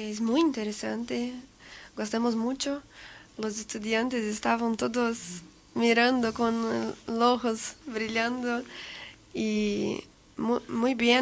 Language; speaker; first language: Spanish; non-native, learner; Portuguese